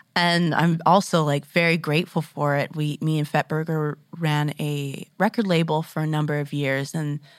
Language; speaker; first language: English; native; English